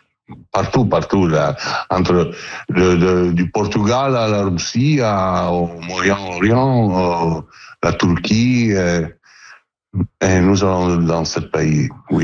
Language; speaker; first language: French; non-native, learner; Italian